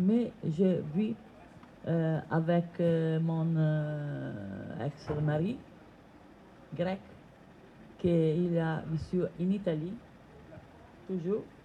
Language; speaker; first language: French; non-native, learner; Italian